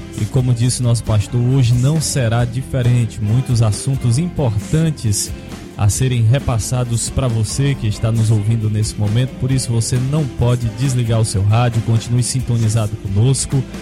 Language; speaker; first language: Portuguese; native; Portuguese